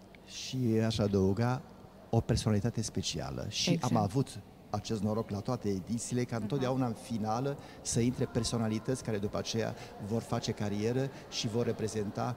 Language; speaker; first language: Romanian; native; Romanian